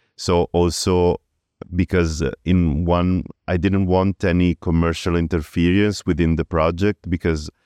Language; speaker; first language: English; early bilingual, other home language; Italian